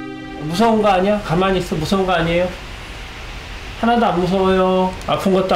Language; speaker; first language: Korean; native; Korean